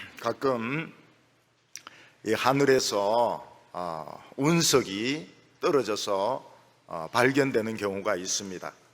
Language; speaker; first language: Korean; native; Korean